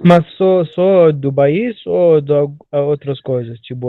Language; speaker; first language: Portuguese; non-native, learner; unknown